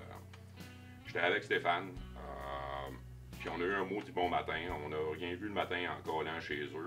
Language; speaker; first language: French; native; French